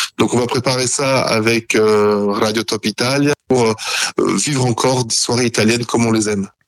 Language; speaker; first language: French; native; French